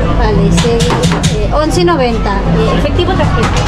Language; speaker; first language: Spanish; non-native, learner; Filipino